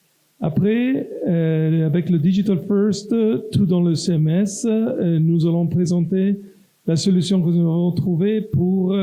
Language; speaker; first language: French; non-native, local second language; Italian